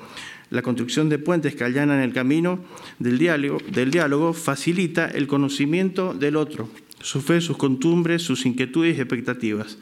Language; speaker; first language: Spanish; native; Spanish